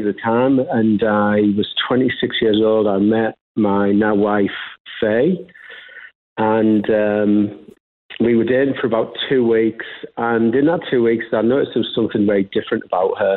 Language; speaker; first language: English; native; English